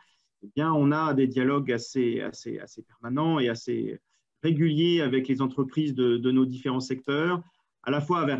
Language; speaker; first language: French; native; French